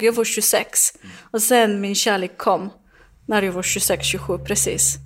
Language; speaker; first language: Swedish; non-native, learner; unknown